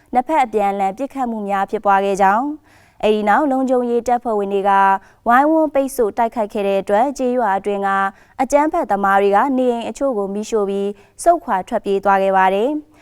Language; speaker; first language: Burmese; native; Burmese